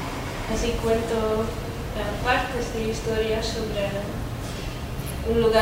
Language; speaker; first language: Spanish; non-native, fluent; Dutch